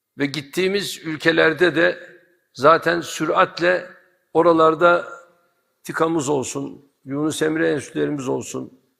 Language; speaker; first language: Turkish; native; Turkish